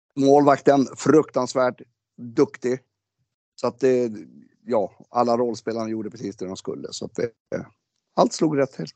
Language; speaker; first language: Swedish; native; Swedish